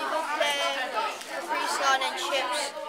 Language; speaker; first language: French; non-native, learner; English